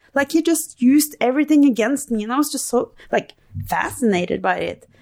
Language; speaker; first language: English; non-native, fluent; Norwegian